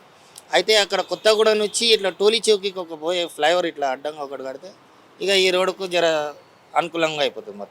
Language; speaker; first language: Telugu; native; Telugu